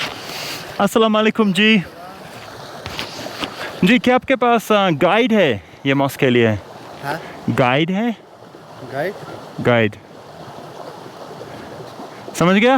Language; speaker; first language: Hindi; non-native, fluent; English